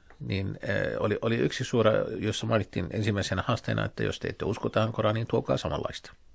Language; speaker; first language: Finnish; non-native, fluent; Arabic